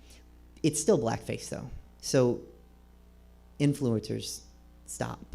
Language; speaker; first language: English; native; English